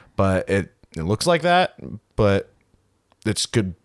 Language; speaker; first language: English; early bilingual, other home language; Filipino